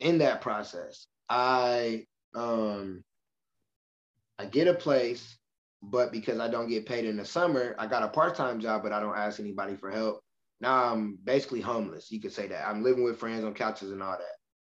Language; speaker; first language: English; native; English